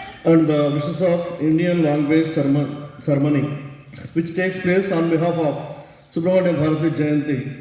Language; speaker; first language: English; non-native, local second language; Telugu